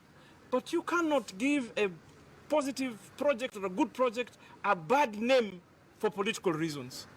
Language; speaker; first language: English; non-native, local second language; Swahili